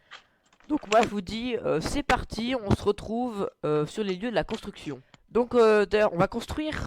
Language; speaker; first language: French; native; French